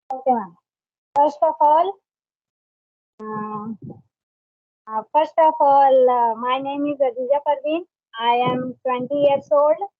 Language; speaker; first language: English; non-native, learner; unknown